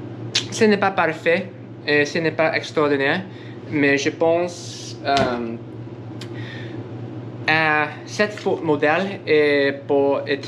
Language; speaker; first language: French; non-native, learner; English